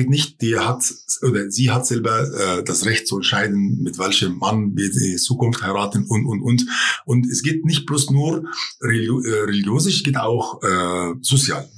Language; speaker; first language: German; non-native, fluent; Arabic